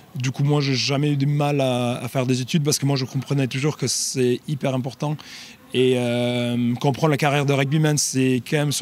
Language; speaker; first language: French; non-native, fluent; English